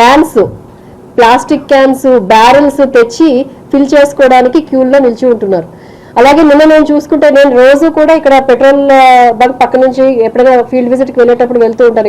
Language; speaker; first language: Telugu; native; Telugu